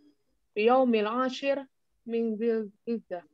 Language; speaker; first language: Arabic; non-native, learner; Indonesian